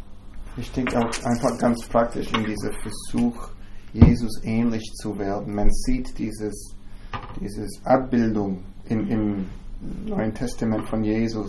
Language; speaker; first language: German; non-native, fluent; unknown